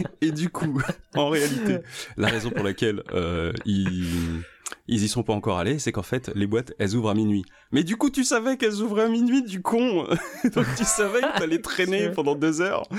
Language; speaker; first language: French; native; French